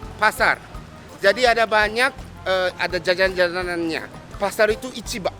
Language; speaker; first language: Indonesian; non-native, fluent; Japanese